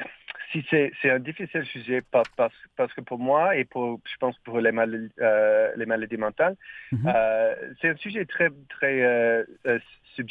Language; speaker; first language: French; non-native, learner; English